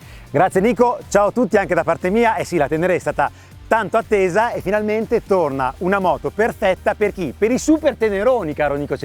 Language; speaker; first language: Italian; native; Italian